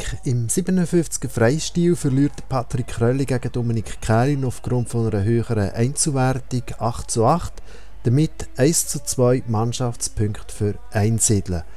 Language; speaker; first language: German; native; German